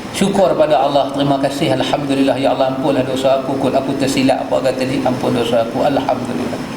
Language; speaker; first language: Malay; native; Malay